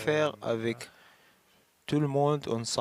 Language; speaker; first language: French; non-native, learner; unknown